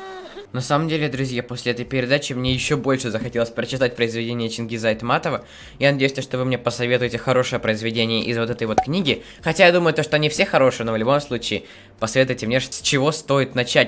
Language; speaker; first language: Russian; native; Russian